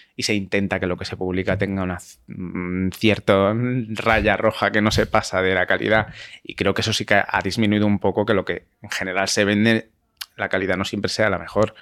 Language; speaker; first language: Spanish; native; Spanish